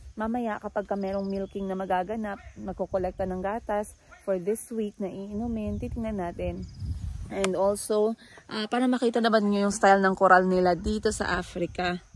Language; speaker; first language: Filipino; non-native, local second language; Cebuano